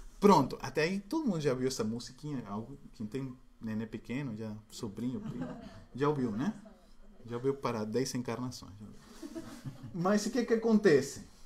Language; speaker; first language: Portuguese; non-native, fluent; Spanish